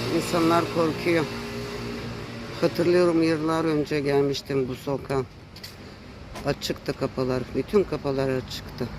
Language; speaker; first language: Turkish; early bilingual, heritage; Turkish